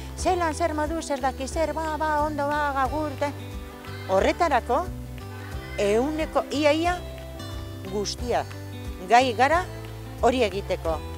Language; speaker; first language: Basque; non-native, local second language; Spanish